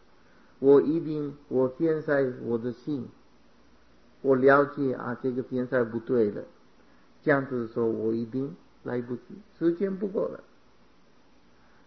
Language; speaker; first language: Chinese; non-native, fluent; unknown